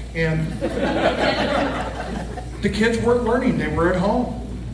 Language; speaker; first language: English; native; English